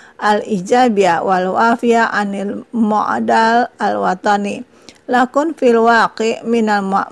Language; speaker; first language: Arabic; non-native, fluent; Indonesian